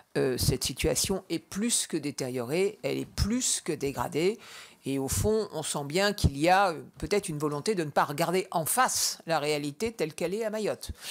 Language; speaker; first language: French; native; French